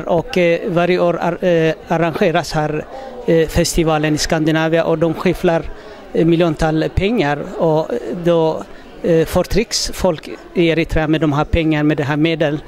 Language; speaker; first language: Swedish; non-native, learner; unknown